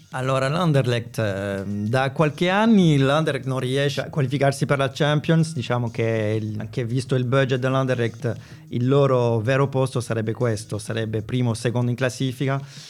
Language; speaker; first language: Italian; non-native, fluent; French